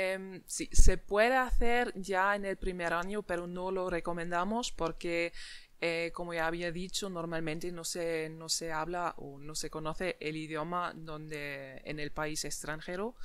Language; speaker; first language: Spanish; non-native, fluent; German